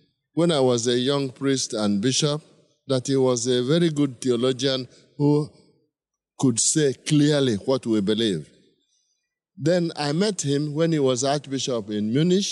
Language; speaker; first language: English; non-native, local second language; Igbo